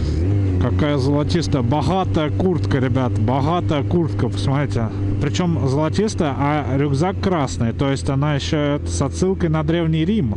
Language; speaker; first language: Russian; native; Russian